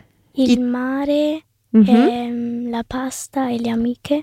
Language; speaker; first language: Italian; early bilingual, heritage; Italian